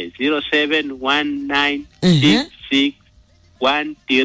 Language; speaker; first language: Swahili; non-native, local second language; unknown